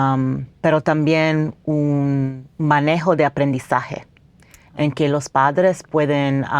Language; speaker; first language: Spanish; non-native, fluent; English